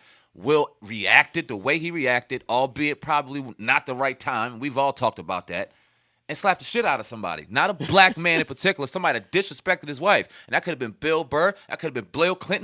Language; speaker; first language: English; native; English